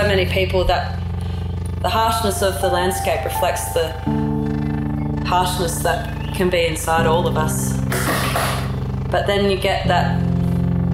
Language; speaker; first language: English; native; English